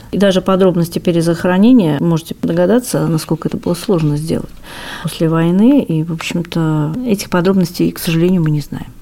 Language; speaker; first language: Russian; native; Russian